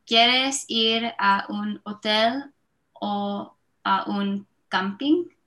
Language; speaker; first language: Spanish; non-native, learner; English